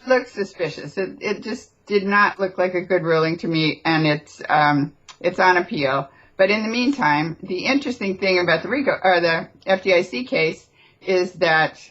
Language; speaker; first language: English; native; English